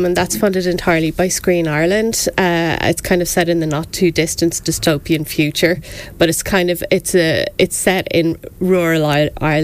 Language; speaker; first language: English; native; English